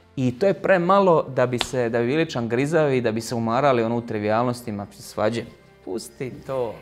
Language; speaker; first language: Croatian; native; Croatian